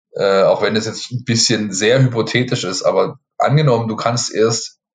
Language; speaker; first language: German; native; German